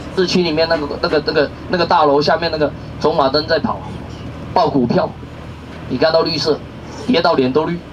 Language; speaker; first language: Chinese; non-native, fluent; Vietnamese